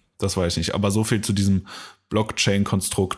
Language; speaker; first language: German; native; German